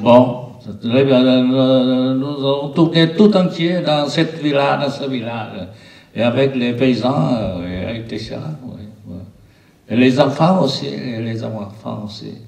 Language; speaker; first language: French; non-native, learner; Vietnamese